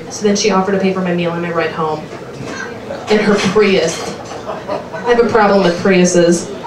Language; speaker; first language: English; native; English